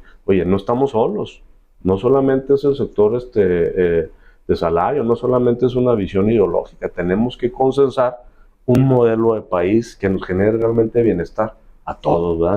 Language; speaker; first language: Spanish; native; Spanish